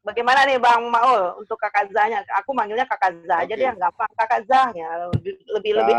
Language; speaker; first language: Indonesian; native; Indonesian